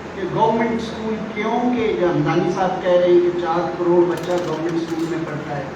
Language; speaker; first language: Urdu; non-native, local second language; Punjabi